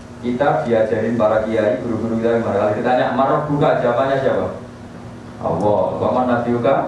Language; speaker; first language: Malay; non-native, local second language; Javanese